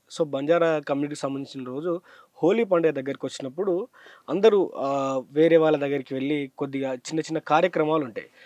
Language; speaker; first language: Telugu; native; Telugu